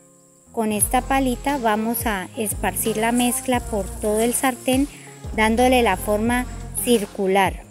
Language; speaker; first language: Spanish; native; Spanish